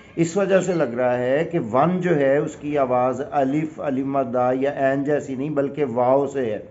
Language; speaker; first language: Urdu; non-native, local second language; Punjabi